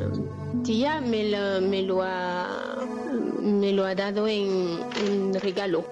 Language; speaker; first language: Spanish; non-native, learner; French